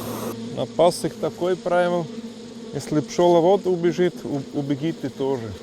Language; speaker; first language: Russian; non-native, learner; German